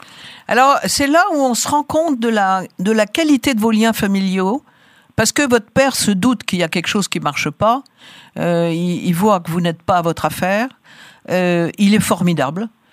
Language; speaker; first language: French; native; French